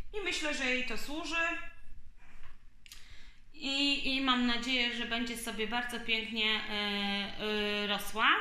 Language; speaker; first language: Polish; native; Polish